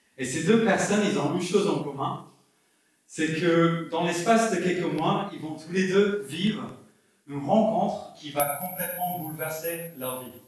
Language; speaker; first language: French; non-native, fluent; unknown